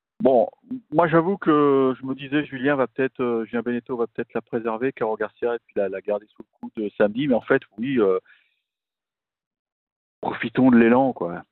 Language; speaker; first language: French; native; French